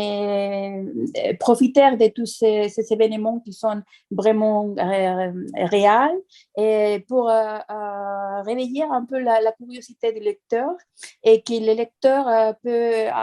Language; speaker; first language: French; non-native, fluent; Spanish